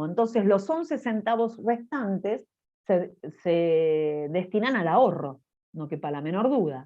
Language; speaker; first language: Spanish; native; Spanish